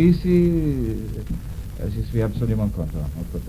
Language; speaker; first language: French; non-native, learner; English